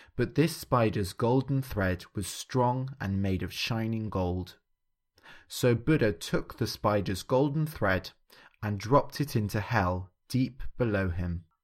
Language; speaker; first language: English; native; English